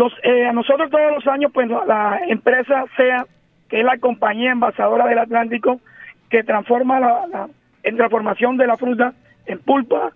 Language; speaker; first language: Spanish; native; Spanish